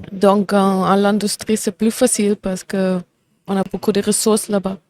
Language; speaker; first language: French; non-native, fluent; German